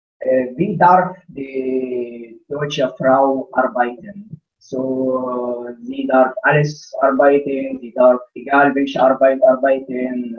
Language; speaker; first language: German; non-native, learner; Arabic